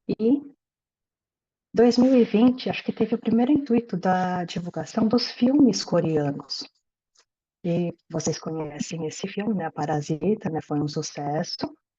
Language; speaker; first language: Portuguese; early bilingual, other home language; Korean